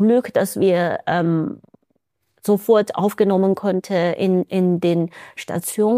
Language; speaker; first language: German; non-native, fluent; Chinese